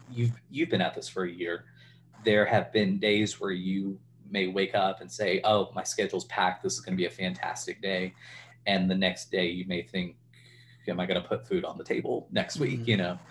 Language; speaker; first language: English; native; English